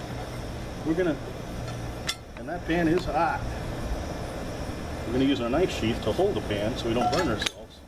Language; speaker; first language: English; native; English